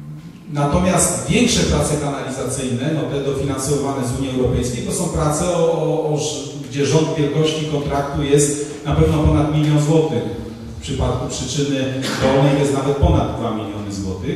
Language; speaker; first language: Polish; native; Polish